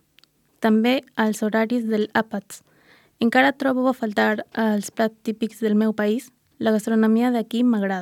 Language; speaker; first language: Catalan; non-native, learner; Spanish